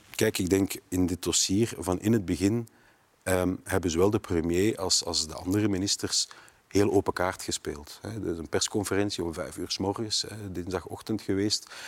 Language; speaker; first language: Dutch; native; Dutch